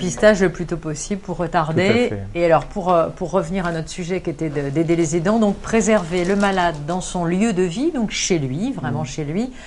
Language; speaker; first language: French; native; French